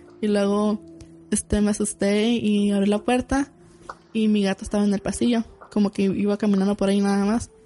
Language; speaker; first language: Spanish; early bilingual, heritage; Spanish